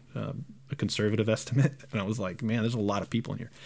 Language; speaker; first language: English; early bilingual, other home language; Romanian